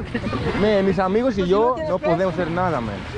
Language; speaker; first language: Spanish; non-native, learner; Greek